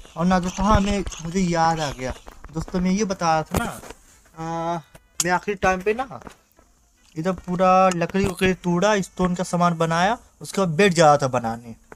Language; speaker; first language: Hindi; native; Hindi